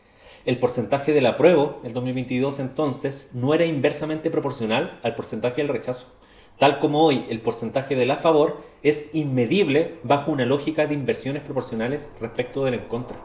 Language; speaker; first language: Spanish; native; Spanish